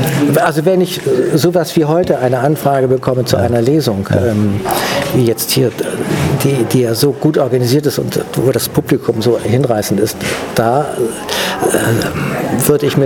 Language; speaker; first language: German; native; German